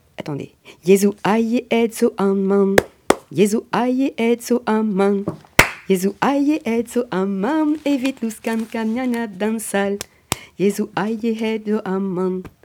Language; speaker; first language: French; early bilingual, other home language; Spanish